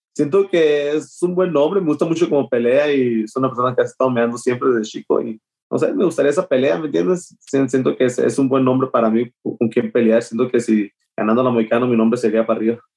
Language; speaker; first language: Spanish; native; Spanish